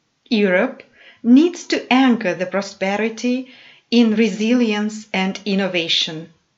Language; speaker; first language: English; non-native, fluent; Romanian